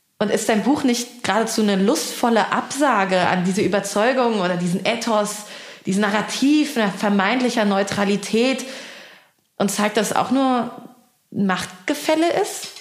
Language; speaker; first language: German; early bilingual, other home language; Persian